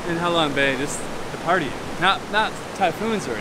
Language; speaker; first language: English; native; English